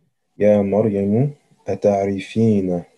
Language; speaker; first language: Arabic; non-native, learner; French